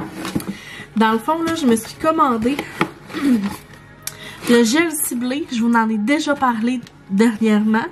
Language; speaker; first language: French; native; French